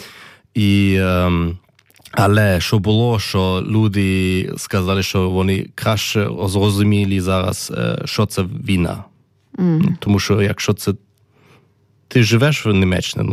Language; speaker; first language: Ukrainian; non-native, learner; German